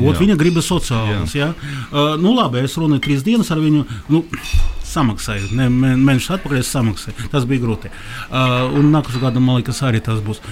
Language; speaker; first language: Latvian; non-native, local second language; Russian